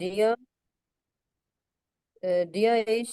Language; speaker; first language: German; non-native, learner; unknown